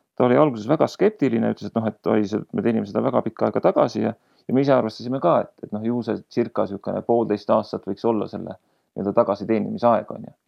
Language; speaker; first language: Estonian; native; Estonian